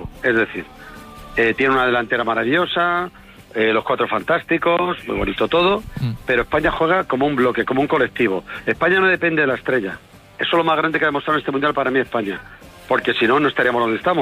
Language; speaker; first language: Spanish; native; Spanish